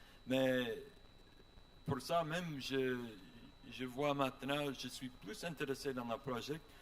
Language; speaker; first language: French; non-native, learner; English